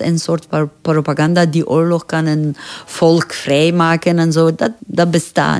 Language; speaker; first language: Dutch; non-native, fluent; Persian